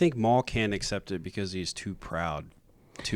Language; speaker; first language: English; native; English